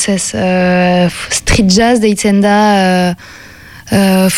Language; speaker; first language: Basque; non-native, local second language; French